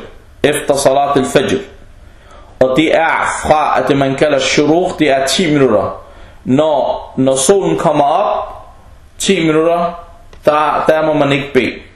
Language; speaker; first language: Danish; non-native, fluent; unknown